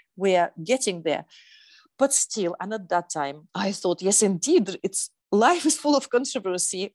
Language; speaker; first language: English; non-native, fluent; Russian